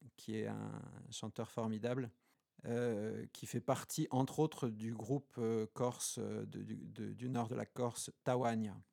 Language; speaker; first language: French; native; French